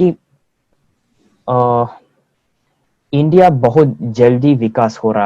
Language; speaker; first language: Hindi; non-native, fluent; Korean